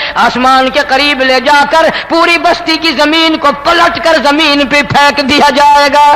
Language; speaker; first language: Urdu; non-native, local second language; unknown